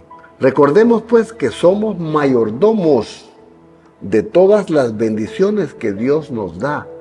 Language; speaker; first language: Spanish; native; Spanish